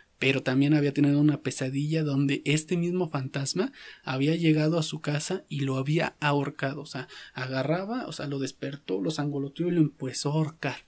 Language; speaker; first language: Spanish; native; Spanish